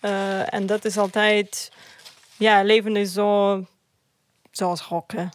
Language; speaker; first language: Dutch; non-native, fluent; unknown